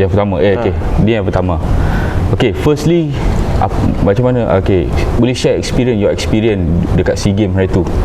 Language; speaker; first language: Malay; native; Malay